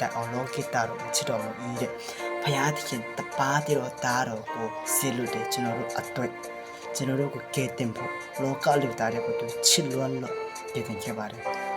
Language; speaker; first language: Burmese; non-native, local second language; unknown